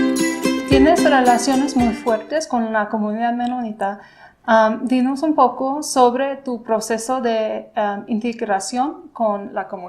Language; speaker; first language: Spanish; non-native, fluent; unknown